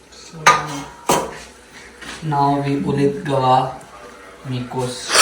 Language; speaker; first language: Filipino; non-native, learner; Hindi